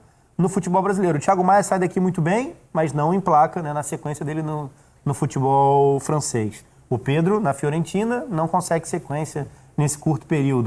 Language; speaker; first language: Portuguese; native; Portuguese